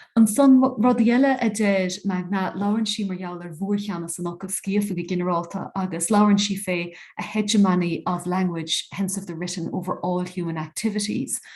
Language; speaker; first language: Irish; native; Irish